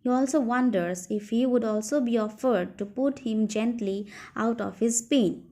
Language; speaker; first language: English; non-native, local second language; Assamese